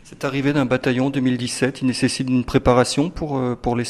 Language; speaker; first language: French; native; French